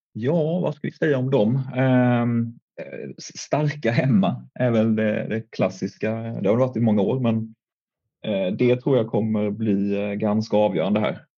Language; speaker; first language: Swedish; native; Swedish